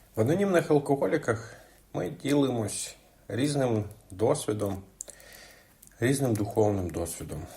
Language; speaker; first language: Ukrainian; non-native, local second language; Russian